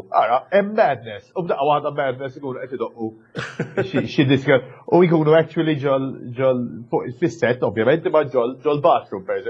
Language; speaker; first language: Maltese; early bilingual, other home language; English